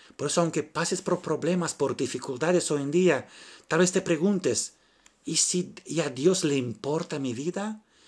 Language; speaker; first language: Spanish; non-native, fluent; Romanian